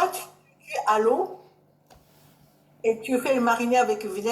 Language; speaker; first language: French; non-native, learner; Japanese